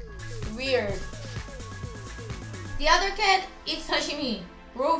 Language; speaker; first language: English; non-native, learner; Korean